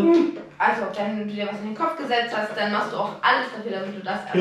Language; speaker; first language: German; native; German